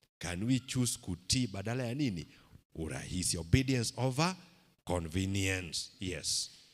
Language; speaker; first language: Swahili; non-native, local second language; Luo (Kenya and Tanzania)